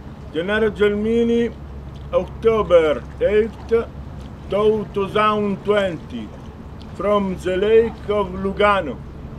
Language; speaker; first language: English; non-native, learner; Italian